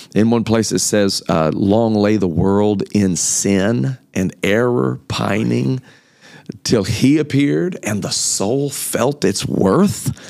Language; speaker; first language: English; native; English